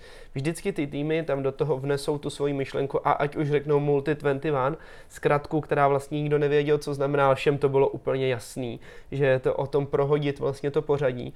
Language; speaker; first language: Czech; native; Czech